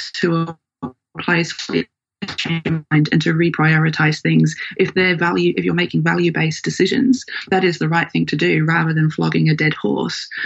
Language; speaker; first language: English; native; English